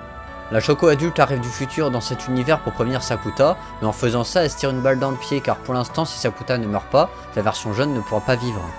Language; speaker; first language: French; native; French